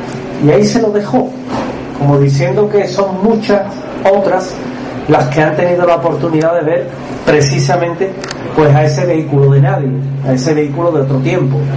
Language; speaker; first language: Spanish; native; Spanish